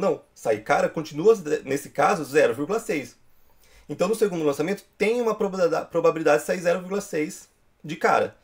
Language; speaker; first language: Portuguese; native; Portuguese